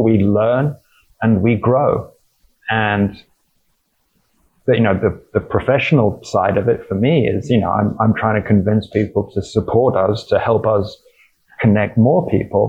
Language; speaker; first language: English; native; English